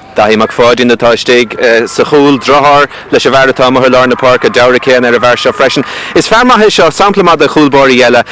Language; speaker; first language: Irish; native; Irish